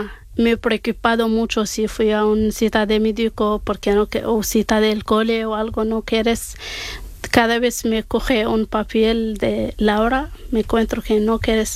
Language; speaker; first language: Spanish; non-native, learner; Arabic